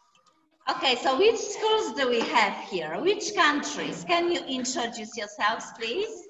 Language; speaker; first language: English; non-native, fluent; Polish